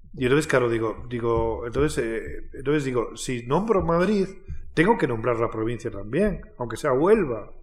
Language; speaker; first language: Spanish; native; Spanish